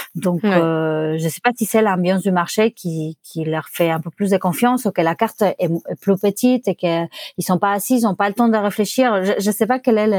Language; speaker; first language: French; non-native, fluent; Spanish